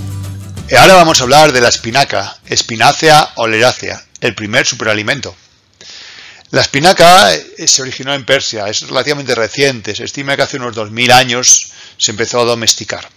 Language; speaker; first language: Spanish; native; Spanish